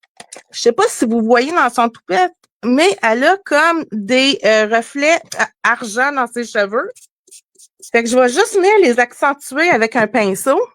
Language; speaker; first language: French; native; French